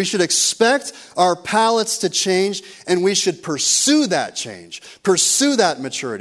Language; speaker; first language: English; native; English